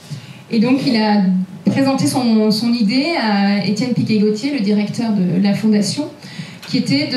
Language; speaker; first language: French; native; French